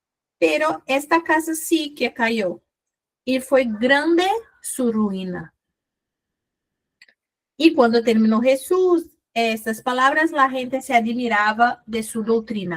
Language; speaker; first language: Spanish; non-native, fluent; Portuguese